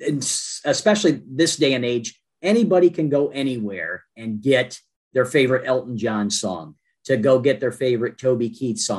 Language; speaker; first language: English; native; English